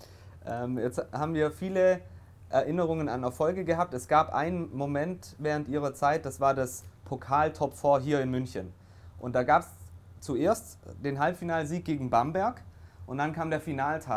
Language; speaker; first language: German; native; German